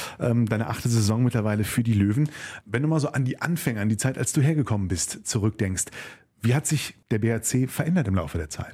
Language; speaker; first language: German; native; German